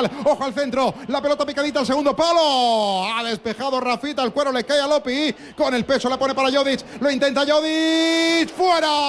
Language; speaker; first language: Spanish; native; Spanish